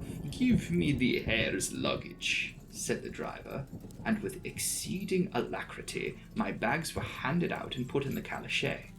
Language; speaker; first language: English; native; English